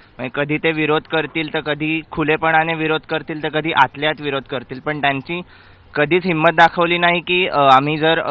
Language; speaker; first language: Marathi; native; Marathi